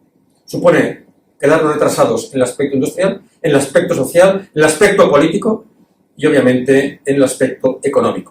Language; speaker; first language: Spanish; native; Spanish